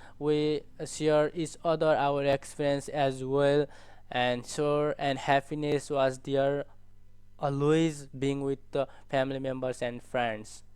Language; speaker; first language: English; non-native, learner; Nepali